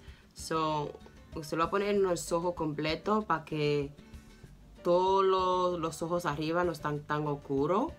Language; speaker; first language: Spanish; early bilingual, heritage; English